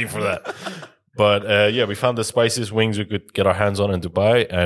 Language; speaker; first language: English; non-native, fluent; Persian